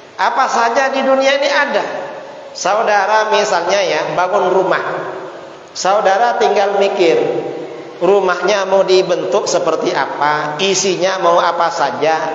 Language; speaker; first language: Indonesian; non-native, local second language; Madurese